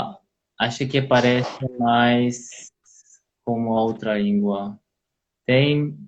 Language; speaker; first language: Portuguese; non-native, learner; Polish